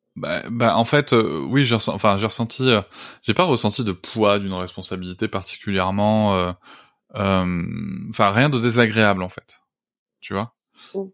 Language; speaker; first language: French; native; French